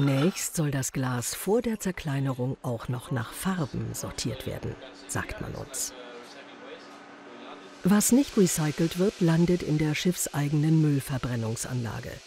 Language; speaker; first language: German; native; German